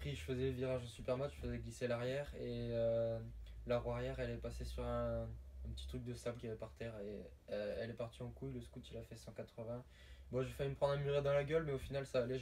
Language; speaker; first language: French; native; French